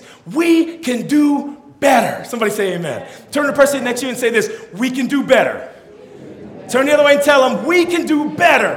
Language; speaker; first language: English; early bilingual, other home language; Tongan